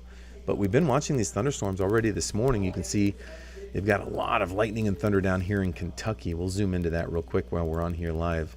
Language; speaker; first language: English; native; English